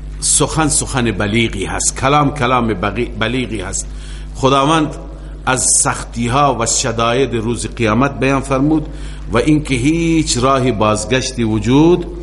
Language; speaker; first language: Persian; native; Persian